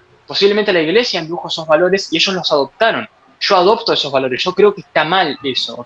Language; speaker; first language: Spanish; native; Spanish